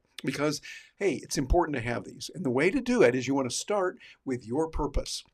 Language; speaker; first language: English; native; English